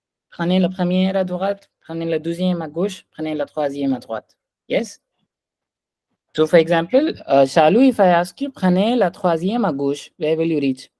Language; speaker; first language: French; non-native, fluent; Hindi